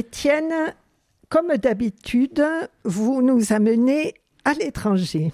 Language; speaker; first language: French; native; French